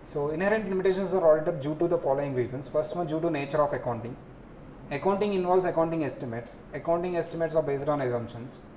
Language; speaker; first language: English; non-native, local second language; Telugu